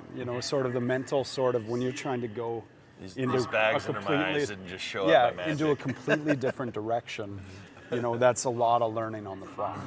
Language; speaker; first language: English; native; English